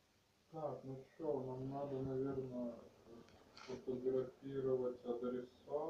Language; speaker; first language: Russian; native; Russian